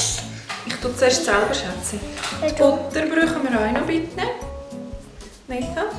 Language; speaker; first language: German; native; German